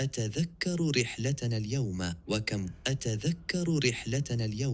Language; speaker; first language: Arabic; non-native, learner; English